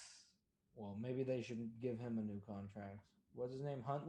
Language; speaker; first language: English; native; English